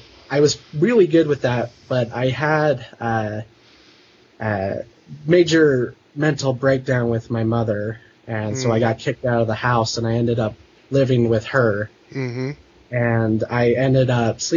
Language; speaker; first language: English; native; English